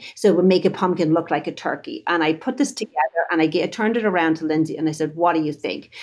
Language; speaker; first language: English; native; English